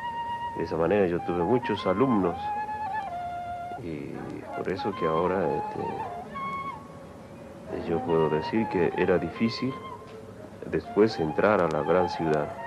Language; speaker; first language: Spanish; non-native, local second language; Quechua